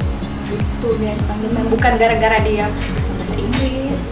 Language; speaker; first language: Indonesian; native; Indonesian